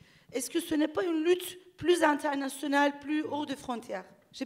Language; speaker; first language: French; non-native, fluent; Turkish